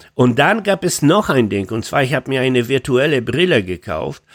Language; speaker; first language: German; non-native, fluent; Polish